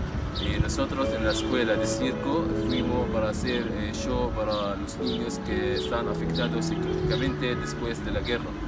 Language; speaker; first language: Spanish; non-native, learner; Arabic